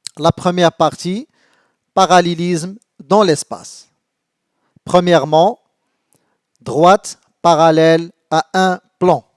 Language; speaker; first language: French; non-native, local second language; Arabic